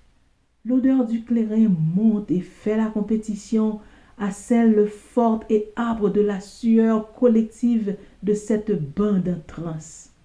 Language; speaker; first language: French; non-native, local second language; Haitian Creole